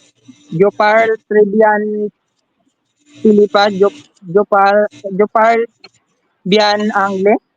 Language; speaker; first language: French; non-native, learner; Filipino